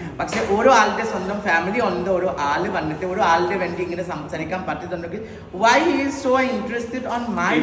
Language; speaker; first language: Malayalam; non-native, learner; Assamese